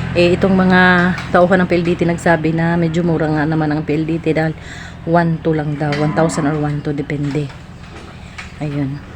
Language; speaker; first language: Filipino; non-native, local second language; Cebuano